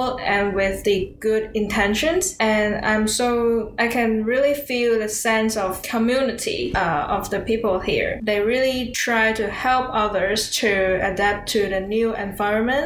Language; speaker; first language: English; non-native, local second language; Cantonese